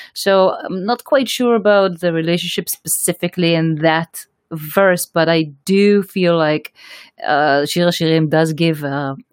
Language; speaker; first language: English; non-native, fluent; Hebrew